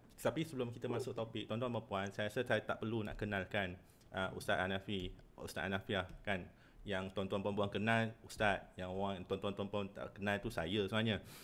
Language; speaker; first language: Malay; non-native, local second language; Chinese